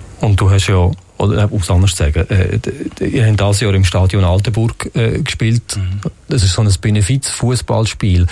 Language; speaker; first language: German; native; German